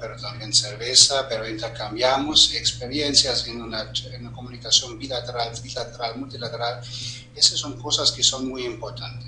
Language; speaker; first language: Spanish; non-native, fluent; German